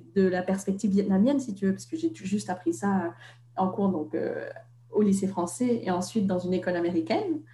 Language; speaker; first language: French; non-native, fluent; Vietnamese